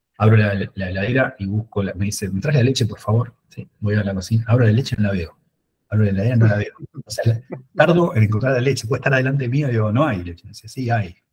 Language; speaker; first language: Spanish; native; Spanish